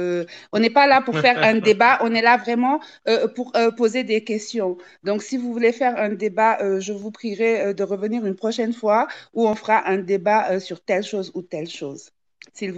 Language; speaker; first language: French; native; French